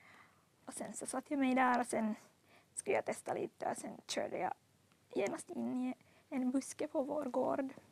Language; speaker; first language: Swedish; native; Swedish